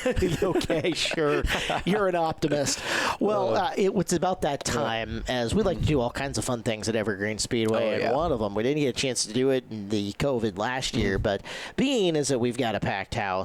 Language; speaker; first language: English; native; English